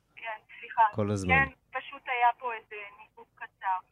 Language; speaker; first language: Hebrew; non-native, fluent; Russian